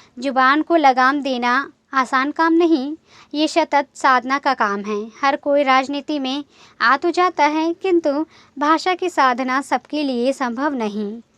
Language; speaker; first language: Hindi; native; Hindi